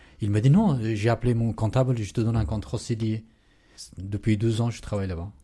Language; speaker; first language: French; non-native, learner; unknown